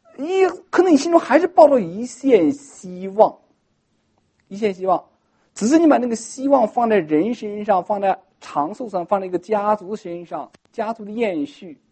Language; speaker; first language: Chinese; native; Chinese